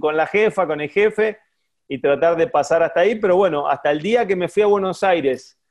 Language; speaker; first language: Spanish; native; Spanish